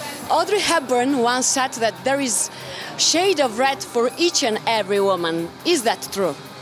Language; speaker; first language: English; non-native, fluent; Bulgarian